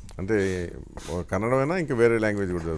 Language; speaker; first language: Telugu; native; Telugu